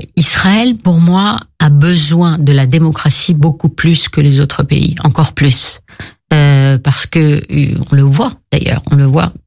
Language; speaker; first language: French; native; French